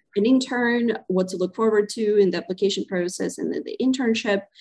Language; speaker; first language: English; non-native, fluent; Ukrainian